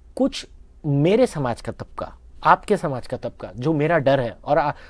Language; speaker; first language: Hindi; native; Hindi